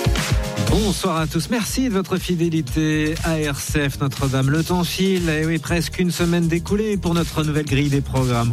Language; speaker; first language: French; native; French